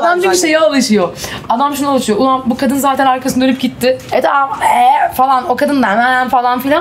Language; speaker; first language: Turkish; native; Turkish